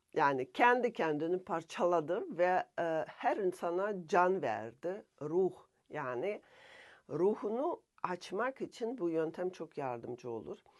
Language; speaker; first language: Turkish; non-native, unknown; Russian